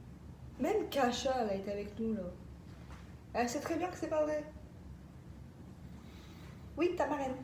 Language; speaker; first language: French; native; French